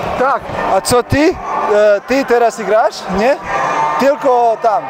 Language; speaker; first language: Polish; non-native, learner; Serbian